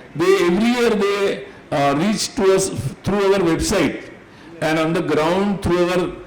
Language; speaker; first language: English; non-native, local second language; Hindi